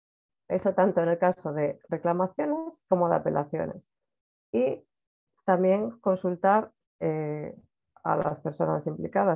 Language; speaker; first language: Spanish; native; Spanish